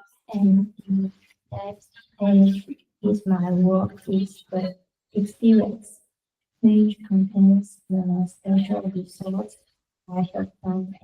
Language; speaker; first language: English; non-native, fluent; Indonesian